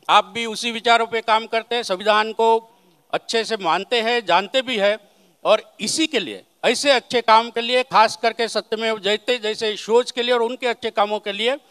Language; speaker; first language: Hindi; non-native, local second language; Marathi